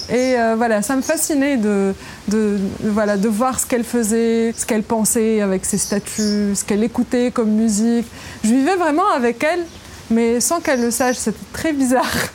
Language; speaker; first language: French; non-native, local second language; Arabic